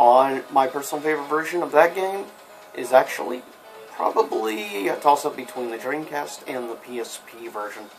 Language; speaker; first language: English; native; English